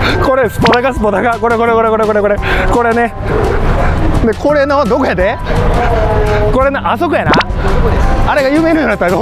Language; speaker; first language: Japanese; native; Japanese